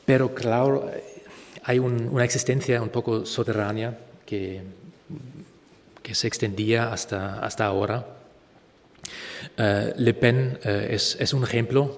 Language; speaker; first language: Spanish; non-native, fluent; German